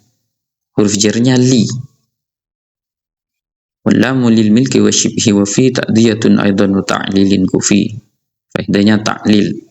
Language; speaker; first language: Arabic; non-native, fluent; Indonesian